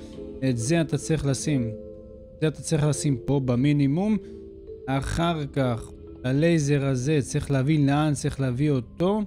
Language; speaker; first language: Hebrew; native; Hebrew